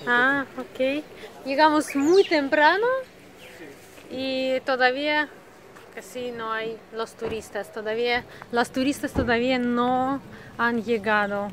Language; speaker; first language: Spanish; non-native, learner; Russian